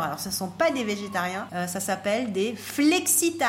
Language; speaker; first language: French; native; French